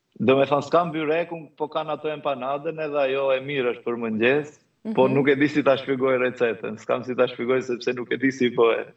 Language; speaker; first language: Albanian; native; Albanian